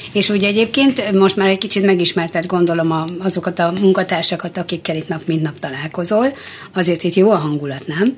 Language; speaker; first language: Hungarian; native; Hungarian